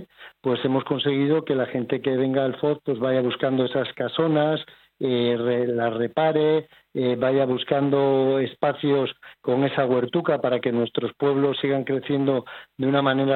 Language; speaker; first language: Spanish; native; Spanish